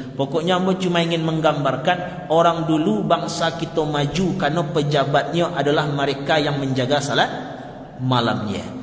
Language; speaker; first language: Malay; non-native, local second language; Minangkabau